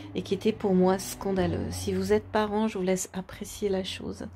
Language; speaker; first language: French; native; French